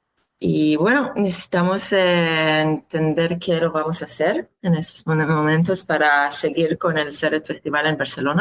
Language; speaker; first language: Spanish; non-native, learner; Hebrew